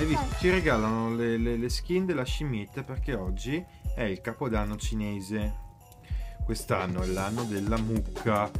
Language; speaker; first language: Italian; native; Italian